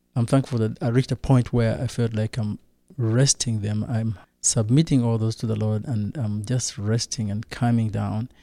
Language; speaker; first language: English; non-native, local second language; Kinyarwanda